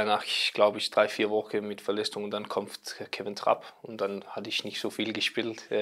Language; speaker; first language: German; non-native, learner; Danish